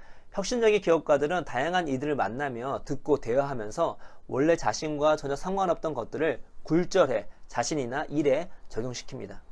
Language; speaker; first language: Korean; native; Korean